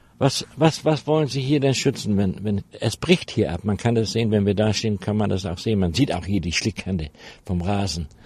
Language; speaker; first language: German; native; German